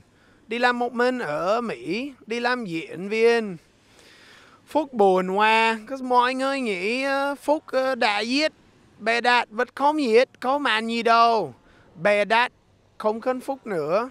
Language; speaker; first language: Vietnamese; non-native, learner; English